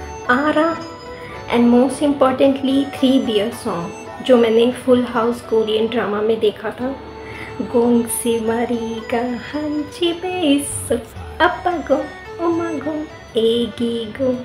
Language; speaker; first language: Hindi; native; Hindi